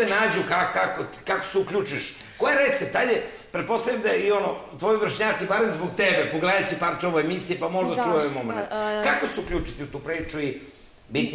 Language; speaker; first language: Serbian; native; Serbian